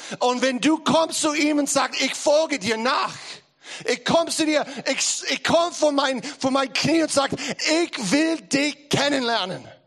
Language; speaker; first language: German; non-native, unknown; English